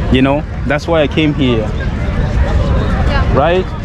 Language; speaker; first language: English; non-native, fluent; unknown